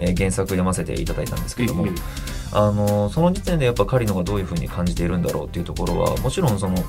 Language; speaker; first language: Japanese; native; Japanese